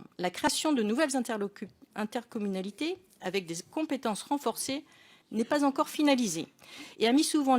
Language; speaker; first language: French; native; French